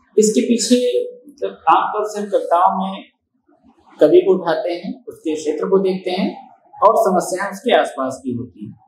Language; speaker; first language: Hindi; native; Hindi